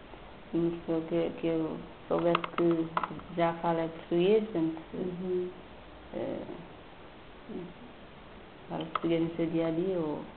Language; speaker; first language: Portuguese; non-native, local second language; Kabuverdianu